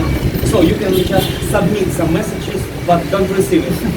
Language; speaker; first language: English; non-native, learner; Russian